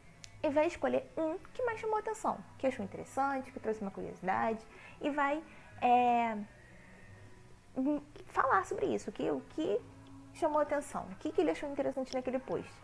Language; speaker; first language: Portuguese; native; Portuguese